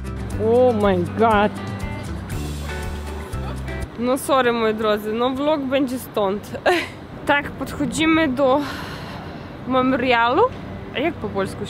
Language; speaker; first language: Polish; non-native, fluent; Russian